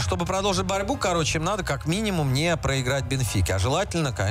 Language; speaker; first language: Russian; native; Russian